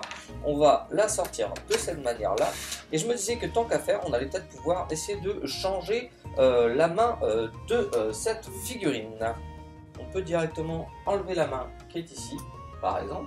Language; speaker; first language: French; native; French